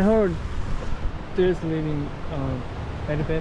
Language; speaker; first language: English; non-native, learner; Korean